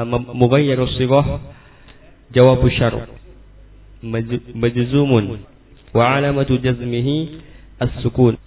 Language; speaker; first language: Arabic; non-native, learner; Indonesian